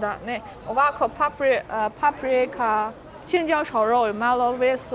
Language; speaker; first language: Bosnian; non-native, learner; Chinese